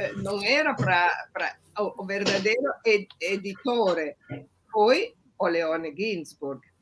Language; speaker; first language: Portuguese; non-native, fluent; Italian